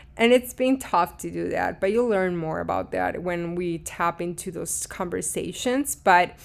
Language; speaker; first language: English; early bilingual, other home language; Spanish